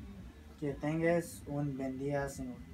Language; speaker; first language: Spanish; non-native, learner; English